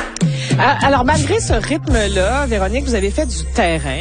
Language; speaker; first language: French; native; French